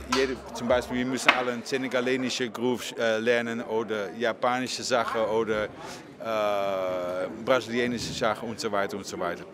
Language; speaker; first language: German; non-native, fluent; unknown